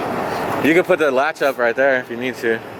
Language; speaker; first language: English; native; English